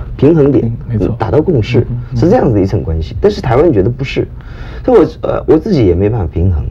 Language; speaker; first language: Chinese; early bilingual, heritage; Chinese